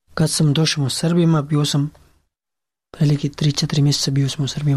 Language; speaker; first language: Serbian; non-native, learner; Pashto